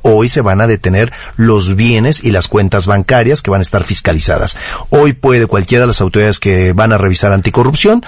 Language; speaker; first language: Spanish; native; Spanish